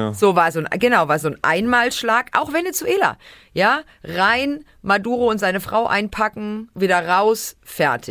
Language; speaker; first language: German; native; German